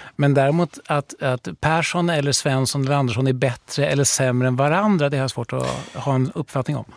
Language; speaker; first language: Swedish; native; Swedish